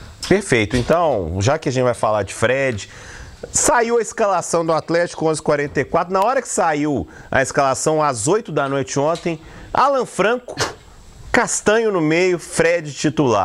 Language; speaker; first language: Portuguese; native; Portuguese